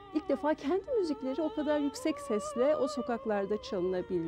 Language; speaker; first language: Turkish; native; Turkish